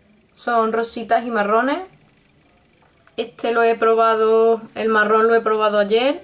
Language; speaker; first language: Spanish; native; Spanish